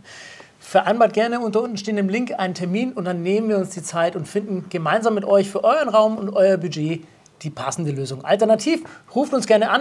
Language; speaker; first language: German; native; German